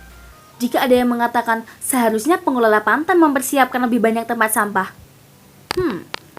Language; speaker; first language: Indonesian; native; Indonesian